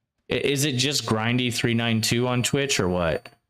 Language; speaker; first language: English; native; English